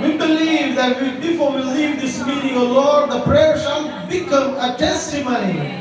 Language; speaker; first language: English; non-native, local second language; Marathi